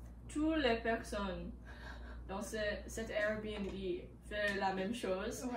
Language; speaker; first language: French; non-native, learner; English